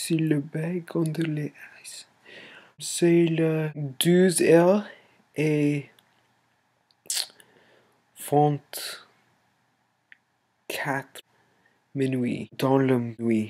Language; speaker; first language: French; non-native, learner; English